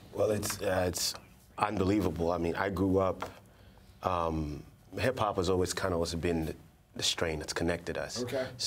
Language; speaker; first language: English; non-native, local second language; Akan